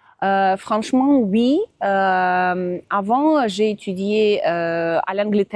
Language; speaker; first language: French; non-native, fluent; Russian